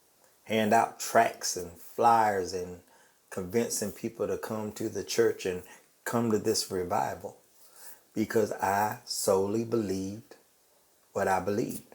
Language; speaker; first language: English; native; English